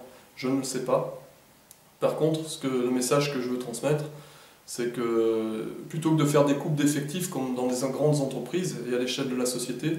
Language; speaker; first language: French; native; French